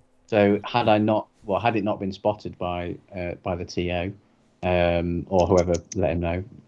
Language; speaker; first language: English; native; English